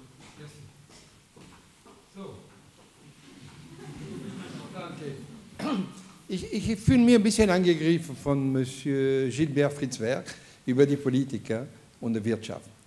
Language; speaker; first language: German; non-native, fluent; French